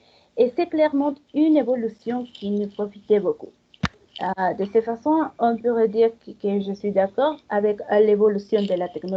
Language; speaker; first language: French; non-native, fluent; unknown